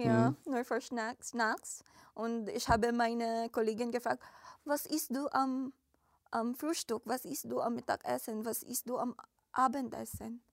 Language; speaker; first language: German; non-native, learner; Filipino